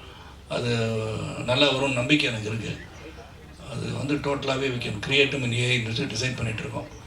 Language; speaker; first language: Tamil; native; Tamil